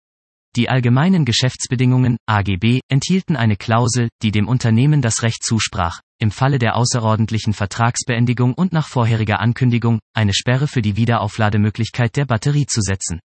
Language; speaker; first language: German; native; German